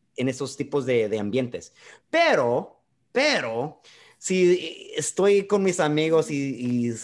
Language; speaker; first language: Spanish; early bilingual, heritage; Spanish